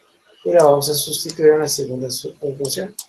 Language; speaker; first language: Spanish; native; Spanish